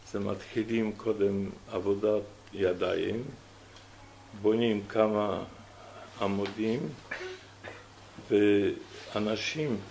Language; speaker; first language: Hebrew; non-native, fluent; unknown